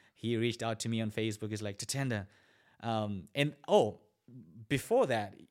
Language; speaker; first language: English; non-native, local second language; Shona